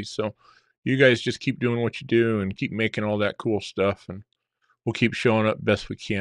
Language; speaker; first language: English; native; English